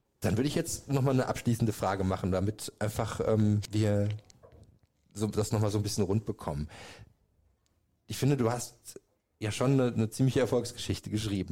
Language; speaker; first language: German; native; German